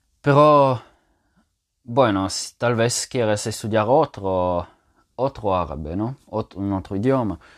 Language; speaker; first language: Spanish; non-native, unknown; French